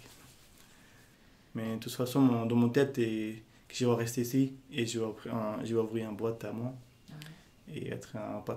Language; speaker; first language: French; non-native, learner; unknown